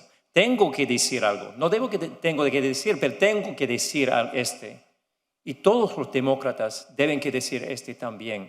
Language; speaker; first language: Spanish; non-native, learner; English